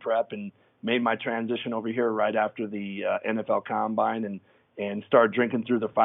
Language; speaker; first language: English; native; English